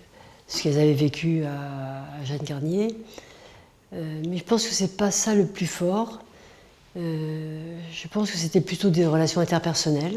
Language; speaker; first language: French; native; French